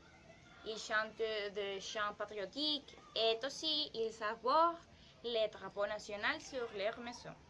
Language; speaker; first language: French; non-native, learner; Spanish